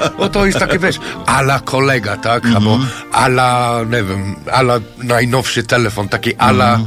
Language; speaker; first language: Polish; non-native, fluent; English